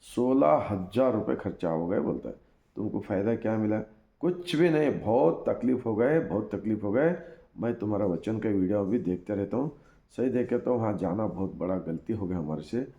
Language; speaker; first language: Hindi; non-native, local second language; Kannada